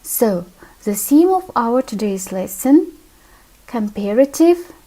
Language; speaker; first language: English; non-native, fluent; Kazakh